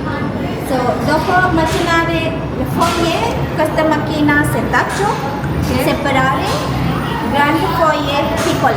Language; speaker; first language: Italian; non-native, learner; Sinhala